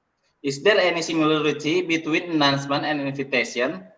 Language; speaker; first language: English; non-native, learner; Indonesian